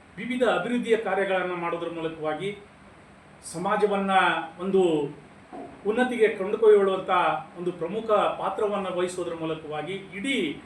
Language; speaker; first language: Kannada; non-native, local second language; Lambadi